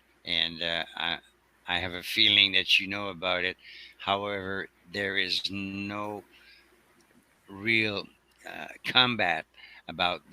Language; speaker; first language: English; non-native, fluent; French